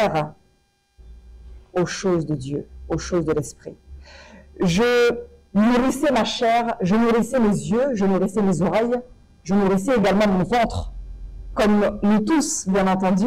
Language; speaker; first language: French; native; French